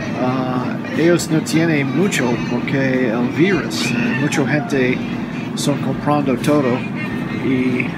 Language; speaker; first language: Spanish; non-native, learner; English